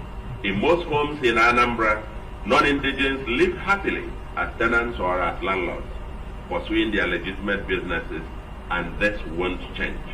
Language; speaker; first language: English; non-native, local second language; Igbo